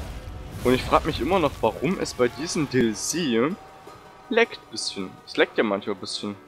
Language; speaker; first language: German; native; German